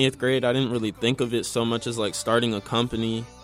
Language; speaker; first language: English; native; English